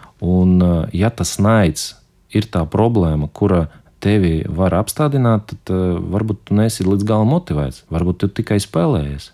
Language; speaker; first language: Latvian; non-native, local second language; Russian